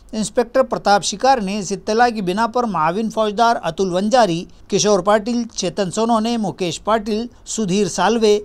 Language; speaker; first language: Urdu; native; Urdu